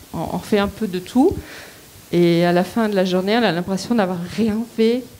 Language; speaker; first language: French; non-native, fluent; German